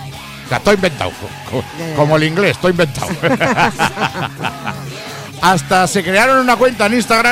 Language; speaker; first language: Spanish; native; Spanish